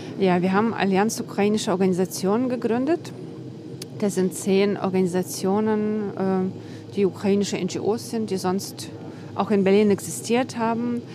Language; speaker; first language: German; non-native, fluent; Ukrainian